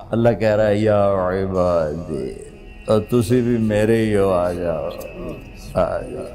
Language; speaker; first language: Urdu; non-native, local second language; Punjabi